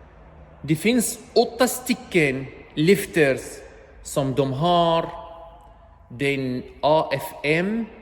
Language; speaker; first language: Swedish; non-native, learner; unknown